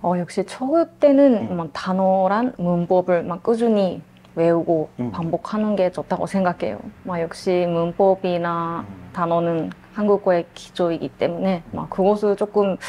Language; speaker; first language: Korean; non-native, fluent; Japanese